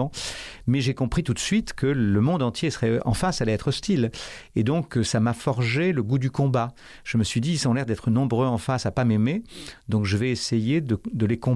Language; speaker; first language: French; native; French